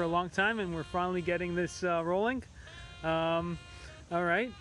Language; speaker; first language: English; native; English